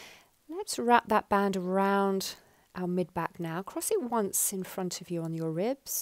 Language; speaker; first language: English; native; English